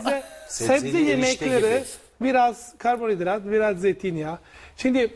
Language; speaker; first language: Turkish; non-native, learner; Italian